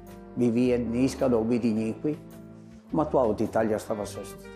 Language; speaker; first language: Bulgarian; non-native, learner; Italian